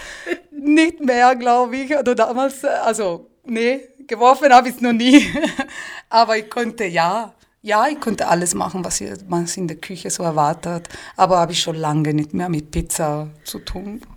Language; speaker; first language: German; non-native, fluent; Italian